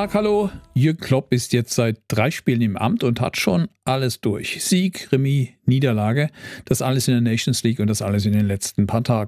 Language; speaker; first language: German; native; German